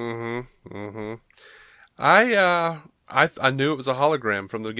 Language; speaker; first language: English; native; English